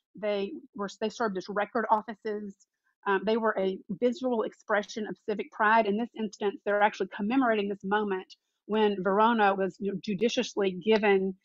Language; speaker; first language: English; native; English